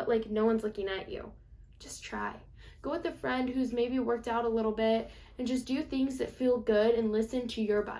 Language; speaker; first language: English; native; English